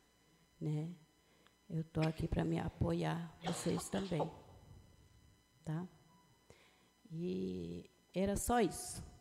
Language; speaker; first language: Portuguese; non-native, local second language; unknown